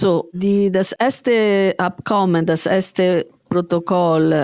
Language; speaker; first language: German; non-native, fluent; Italian